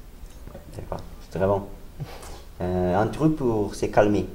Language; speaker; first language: French; non-native, learner; Portuguese